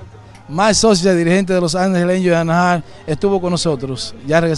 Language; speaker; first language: Spanish; native; Spanish